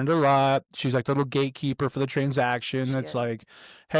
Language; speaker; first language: English; native; English